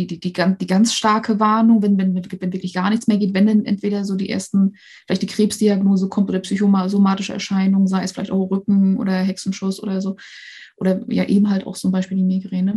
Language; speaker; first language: German; native; German